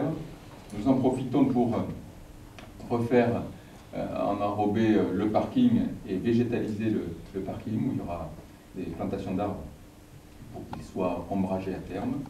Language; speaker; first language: French; native; French